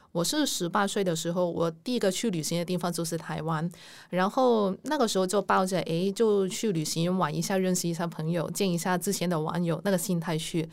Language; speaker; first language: Chinese; non-native, local second language; Cantonese